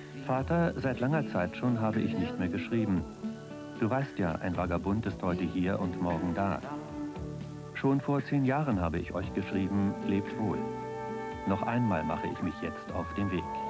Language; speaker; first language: German; native; German